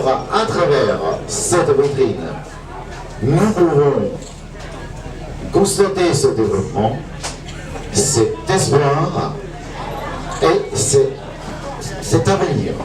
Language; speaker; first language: French; non-native, fluent; Chinese